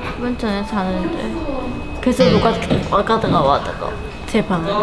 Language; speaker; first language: Korean; non-native, learner; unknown